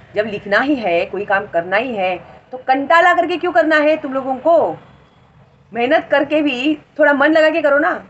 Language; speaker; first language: Hindi; non-native, local second language; Marathi